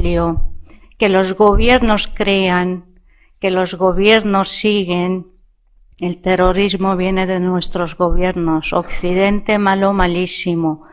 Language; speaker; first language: Spanish; non-native, fluent; Persian